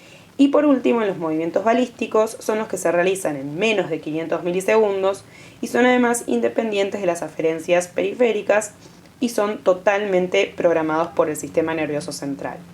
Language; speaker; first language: Spanish; native; Spanish